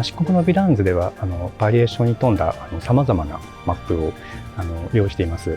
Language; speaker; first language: Japanese; native; Japanese